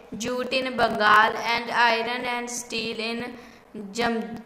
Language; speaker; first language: English; non-native, local second language; Punjabi